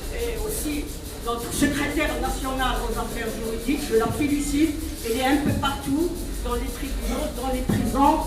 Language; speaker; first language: French; non-native, local second language; Kabyle